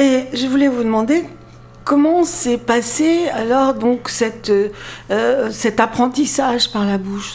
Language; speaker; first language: French; native; French